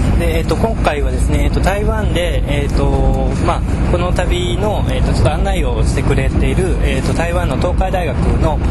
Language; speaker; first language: Japanese; native; Japanese